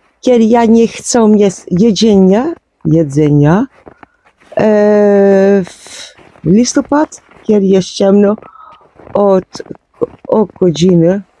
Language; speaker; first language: Polish; non-native, learner; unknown